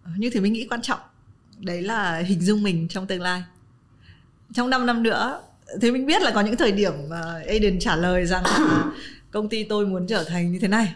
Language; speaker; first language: Vietnamese; native; Vietnamese